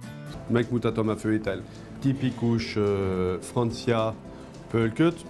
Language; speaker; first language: Hungarian; non-native, learner; French